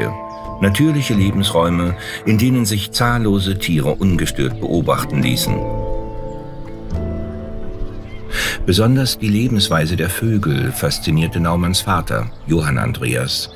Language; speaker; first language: German; native; German